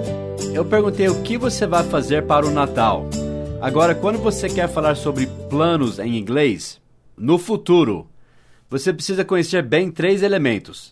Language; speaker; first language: Portuguese; non-native, fluent; English